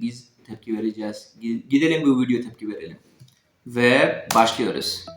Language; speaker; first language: Turkish; non-native, fluent; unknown